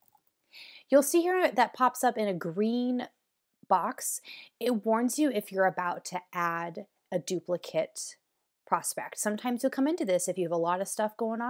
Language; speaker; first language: English; native; English